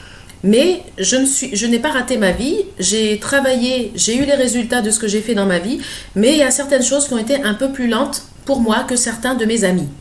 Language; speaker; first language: French; native; French